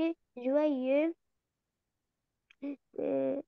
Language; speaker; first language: French; non-native, learner; Arabic